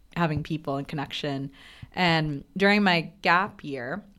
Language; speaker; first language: English; non-native, local second language; Bangla